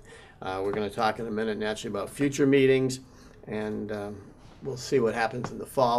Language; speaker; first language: English; native; English